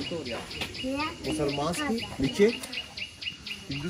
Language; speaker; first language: Russian; non-native, learner; Sinhala